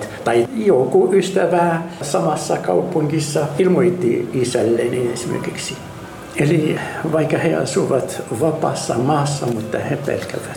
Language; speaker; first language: Finnish; non-native, learner; Arabic